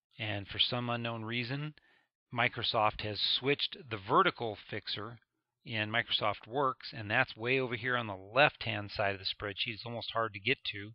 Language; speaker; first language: English; native; English